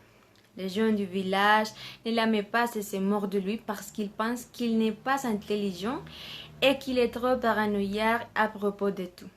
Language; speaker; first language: French; non-native, learner; Spanish